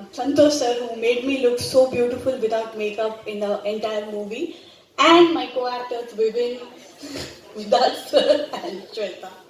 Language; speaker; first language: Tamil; non-native, learner; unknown